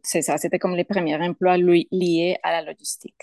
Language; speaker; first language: French; non-native, learner; Spanish